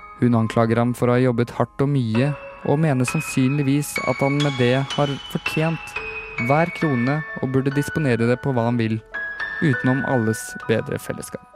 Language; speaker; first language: Norwegian; native; Norwegian